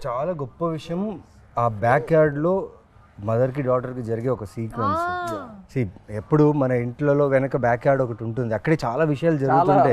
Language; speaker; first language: Telugu; native; Telugu